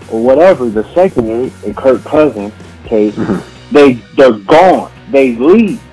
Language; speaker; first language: English; native; English